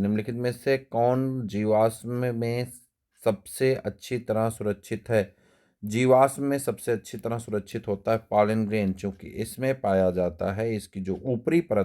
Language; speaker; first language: Hindi; native; Hindi